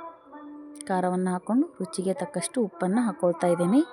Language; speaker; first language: Kannada; native; Kannada